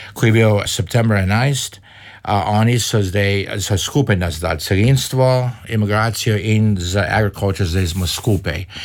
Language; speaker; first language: Slovenian; early bilingual, heritage; Slovenian